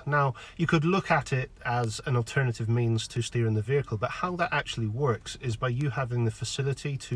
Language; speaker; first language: English; native; English